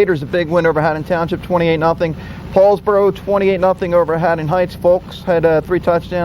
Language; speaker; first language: English; native; English